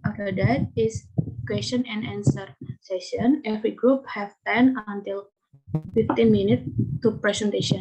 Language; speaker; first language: English; non-native, learner; Indonesian